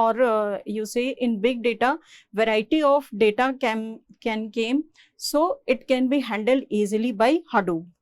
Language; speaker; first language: English; non-native, local second language; Hindi